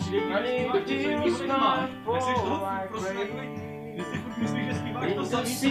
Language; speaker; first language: Czech; native; Czech